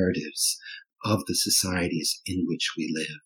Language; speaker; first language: English; non-native, fluent; German